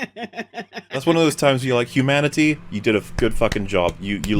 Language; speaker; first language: English; native; English